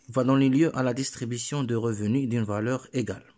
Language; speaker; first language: French; non-native, local second language; Arabic